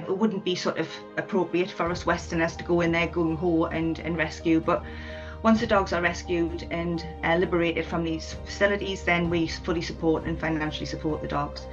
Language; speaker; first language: English; native; English